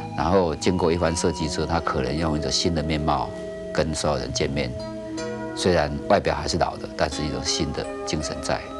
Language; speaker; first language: Chinese; native; Chinese